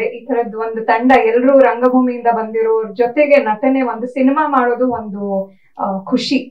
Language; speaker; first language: Kannada; native; Kannada